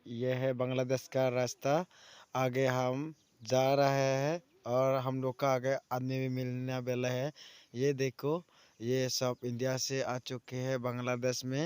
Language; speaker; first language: Hindi; non-native, local second language; Chakma